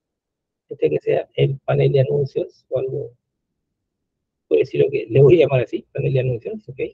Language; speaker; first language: Spanish; native; Spanish